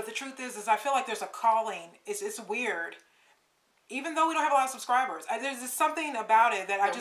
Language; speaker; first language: English; native; English